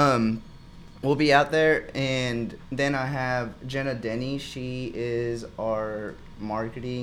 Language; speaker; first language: English; non-native, fluent; Spanish